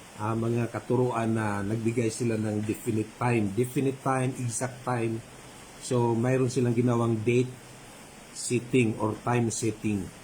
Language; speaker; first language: Filipino; non-native, local second language; Cebuano